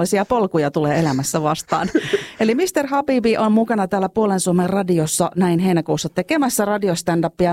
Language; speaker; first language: Finnish; native; Finnish